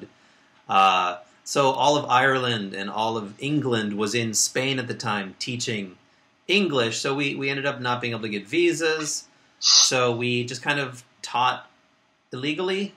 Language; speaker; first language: English; native; English